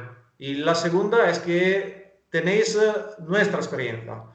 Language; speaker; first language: Spanish; non-native, fluent; Italian